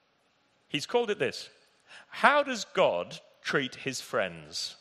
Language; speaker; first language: English; native; English